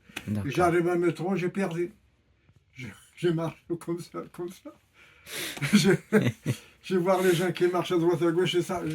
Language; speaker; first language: French; non-native, learner; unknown